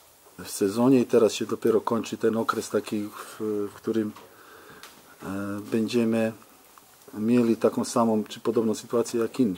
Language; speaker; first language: Polish; non-native, fluent; Serbian